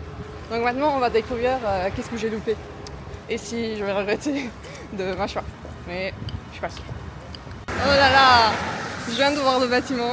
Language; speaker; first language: French; non-native, fluent; Turkish